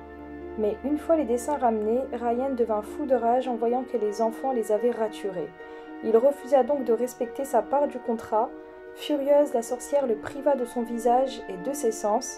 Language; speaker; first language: French; native; French